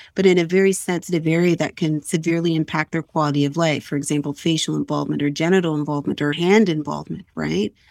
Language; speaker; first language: English; native; English